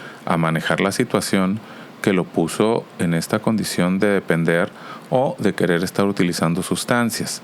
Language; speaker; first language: Spanish; native; Spanish